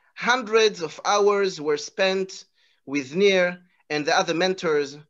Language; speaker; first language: English; non-native, fluent; Hebrew